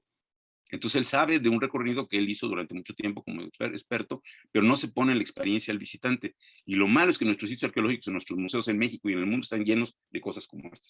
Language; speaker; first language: Spanish; native; Spanish